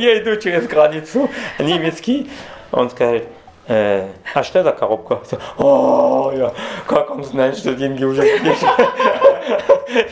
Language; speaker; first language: Russian; non-native, learner; French